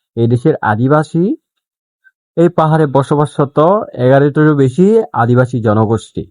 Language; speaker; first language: Bangla; non-native, local second language; Chakma